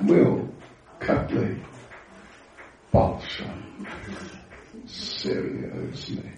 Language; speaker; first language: Russian; non-native, learner; English